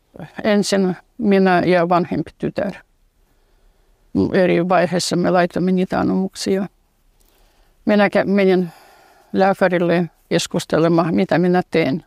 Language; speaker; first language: Finnish; non-native, fluent; Russian